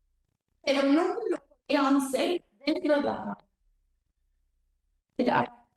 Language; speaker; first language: Spanish; non-native, learner; Portuguese